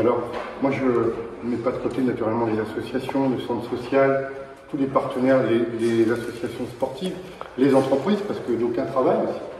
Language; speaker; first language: French; native; French